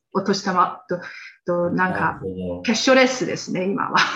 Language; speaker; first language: Japanese; non-native, fluent; Chinese